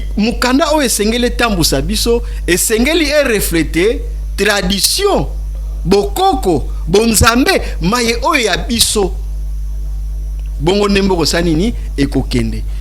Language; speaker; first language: Lingala; non-native, local second language; Kongo